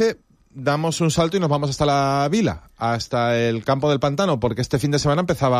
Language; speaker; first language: Spanish; native; Spanish